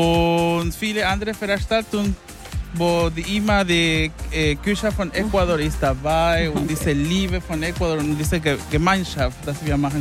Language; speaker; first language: German; non-native, fluent; Spanish